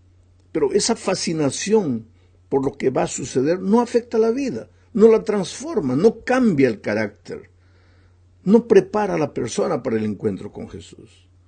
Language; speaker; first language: Spanish; native; Spanish